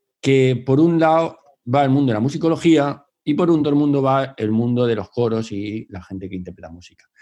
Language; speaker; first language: Spanish; native; Spanish